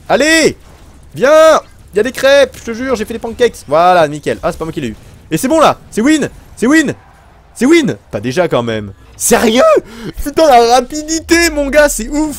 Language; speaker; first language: French; native; French